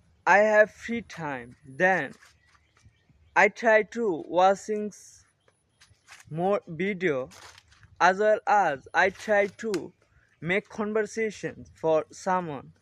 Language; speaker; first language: English; non-native, learner; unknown